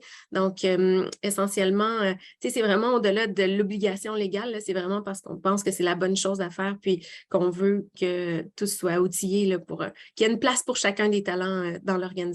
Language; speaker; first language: French; native; French